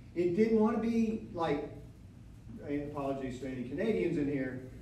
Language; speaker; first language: English; native; English